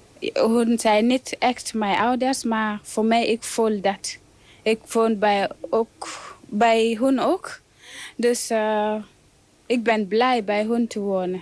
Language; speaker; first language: Dutch; non-native, learner; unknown